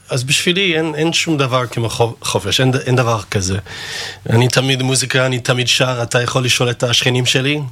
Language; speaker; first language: Hebrew; non-native, fluent; English